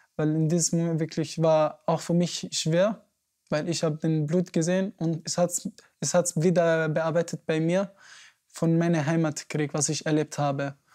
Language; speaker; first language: German; non-native, learner; Arabic